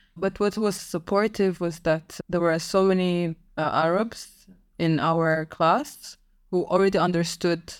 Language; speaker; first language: English; non-native, fluent; Arabic